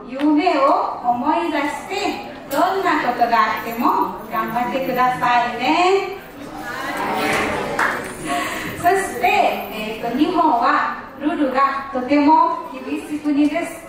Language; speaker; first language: Japanese; non-native, fluent; Nepali